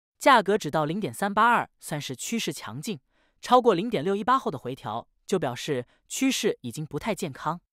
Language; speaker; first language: Chinese; native; Chinese